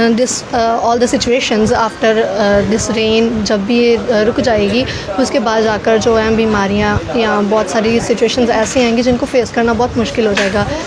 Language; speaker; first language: Hindi; non-native, local second language; Punjabi